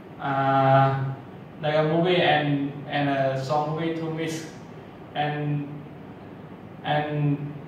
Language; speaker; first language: English; non-native, learner; Thai